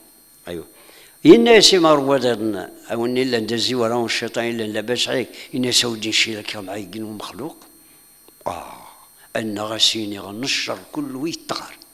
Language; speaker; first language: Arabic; non-native, local second language; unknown